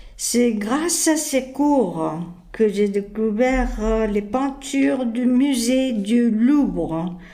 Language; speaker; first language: French; non-native, fluent; Japanese